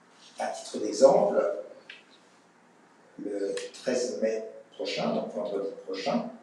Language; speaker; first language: French; native; French